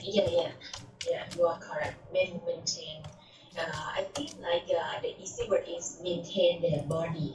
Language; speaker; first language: English; non-native, learner; Thai